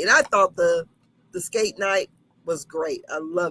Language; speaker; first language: English; native; English